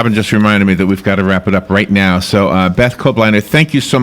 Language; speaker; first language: English; native; English